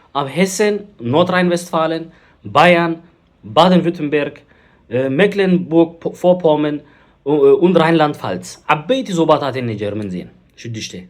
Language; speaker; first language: Tigrinya; early bilingual, heritage; Tigrinya